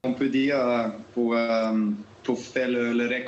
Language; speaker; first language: French; non-native, learner; Serbian